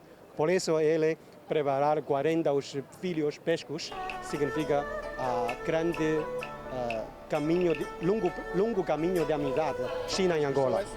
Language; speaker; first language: Portuguese; non-native, learner; Chinese